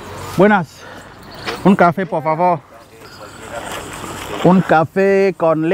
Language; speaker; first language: Spanish; non-native, learner; English